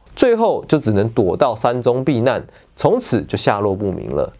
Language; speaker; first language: Chinese; native; Chinese